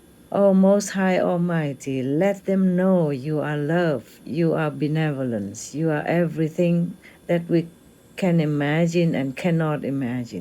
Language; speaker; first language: English; non-native, fluent; Vietnamese